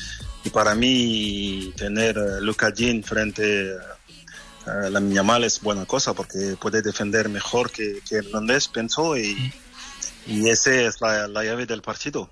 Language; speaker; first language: Spanish; non-native, fluent; French